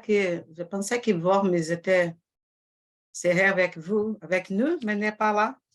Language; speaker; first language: French; non-native, fluent; Portuguese